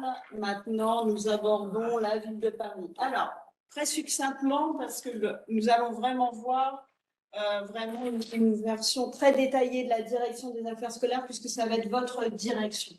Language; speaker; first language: French; native; French